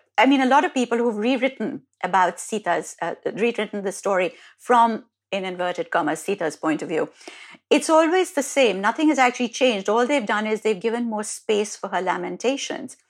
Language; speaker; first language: English; non-native, local second language; Hindi